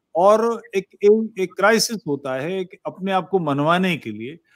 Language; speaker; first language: Hindi; native; Hindi